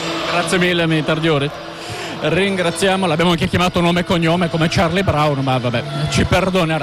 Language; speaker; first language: Italian; native; Italian